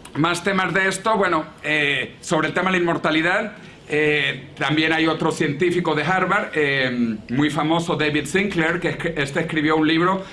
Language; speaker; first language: Spanish; native; Spanish